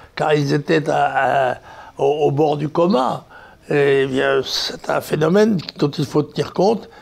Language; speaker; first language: French; native; French